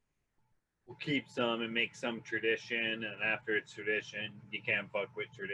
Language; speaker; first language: English; native; English